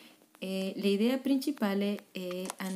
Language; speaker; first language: Italian; non-native, fluent; Spanish